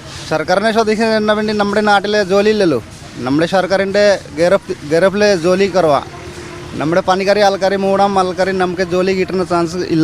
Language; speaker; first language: Malayalam; non-native, learner; Bangla